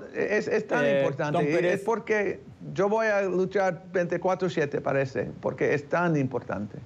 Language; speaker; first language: Spanish; early bilingual, heritage; English